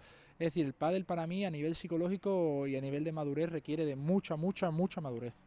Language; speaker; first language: Spanish; native; Spanish